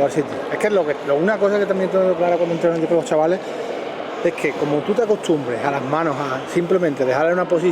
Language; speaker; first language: Spanish; native; Spanish